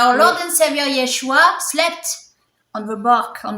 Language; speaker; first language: English; non-native, learner; French